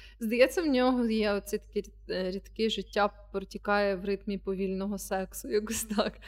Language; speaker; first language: Ukrainian; non-native, local second language; Russian